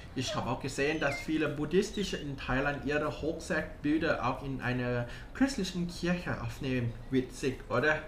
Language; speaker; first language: German; non-native, learner; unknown